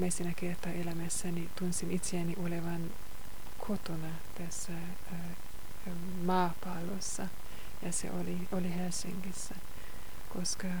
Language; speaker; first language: Finnish; non-native, fluent; Hungarian